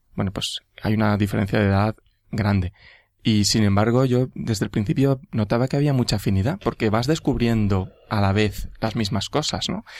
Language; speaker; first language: Spanish; native; Spanish